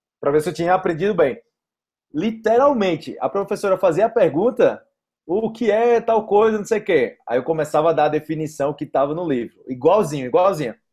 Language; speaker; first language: Portuguese; native; Portuguese